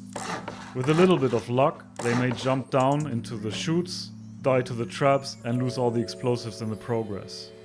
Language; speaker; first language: English; non-native, fluent; German